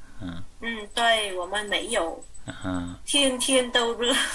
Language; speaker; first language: Chinese; non-native, fluent; Vietnamese